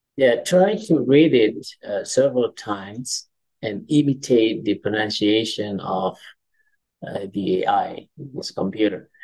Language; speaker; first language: English; non-native, fluent; Indonesian